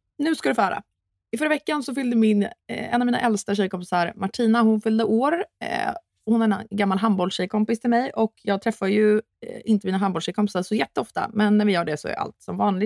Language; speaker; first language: Swedish; native; Swedish